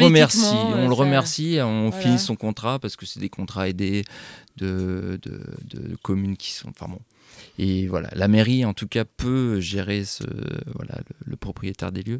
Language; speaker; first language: French; native; French